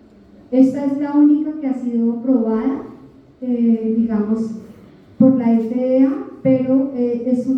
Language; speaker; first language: Spanish; native; Spanish